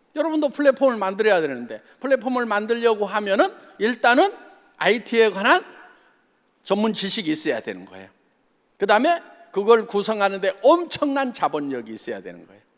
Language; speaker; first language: Korean; native; Korean